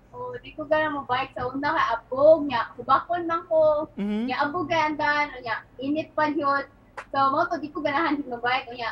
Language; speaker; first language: Cebuano; native; Cebuano